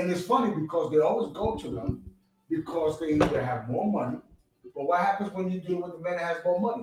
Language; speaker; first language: English; non-native, fluent; Spanish